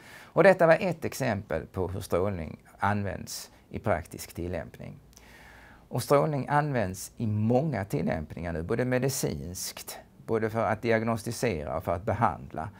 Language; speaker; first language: Swedish; native; Swedish